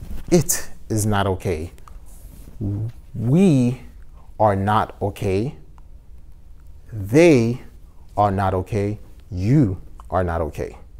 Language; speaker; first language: English; non-native, fluent; Haitian Creole